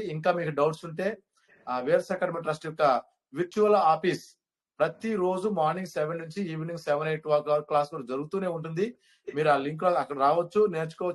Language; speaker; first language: Telugu; native; Telugu